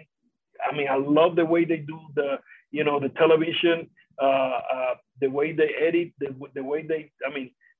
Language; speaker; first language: English; non-native, fluent; Spanish